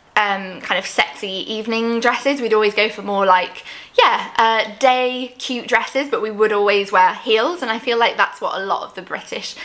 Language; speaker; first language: English; native; English